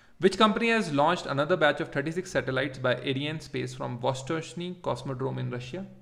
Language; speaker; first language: English; non-native, local second language; Hindi